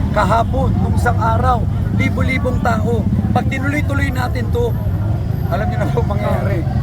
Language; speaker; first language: Filipino; native; Filipino